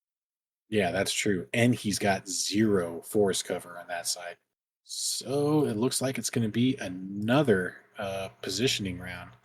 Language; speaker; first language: English; native; English